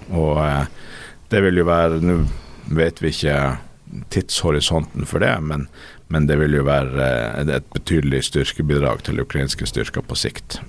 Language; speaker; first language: Norwegian; native; Norwegian